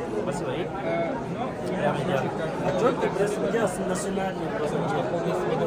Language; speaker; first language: Russian; non-native, learner; Burmese